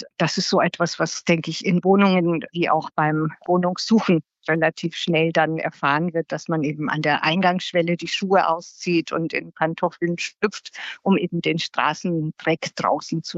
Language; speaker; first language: German; native; German